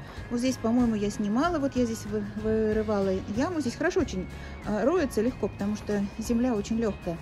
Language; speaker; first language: Russian; native; Russian